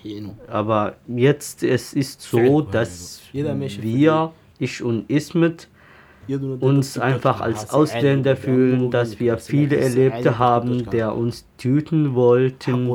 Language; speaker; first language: German; non-native, learner; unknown